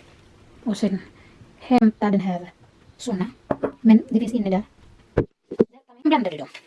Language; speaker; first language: Swedish; non-native, learner; Cebuano